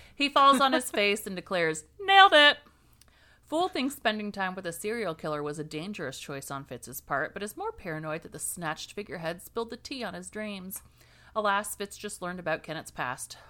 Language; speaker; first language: English; native; English